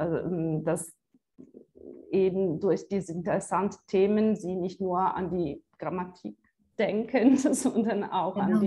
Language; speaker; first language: German; non-native, fluent; Italian